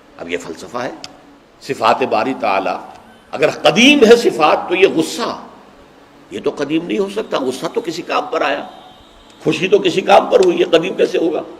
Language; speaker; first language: Urdu; native; Urdu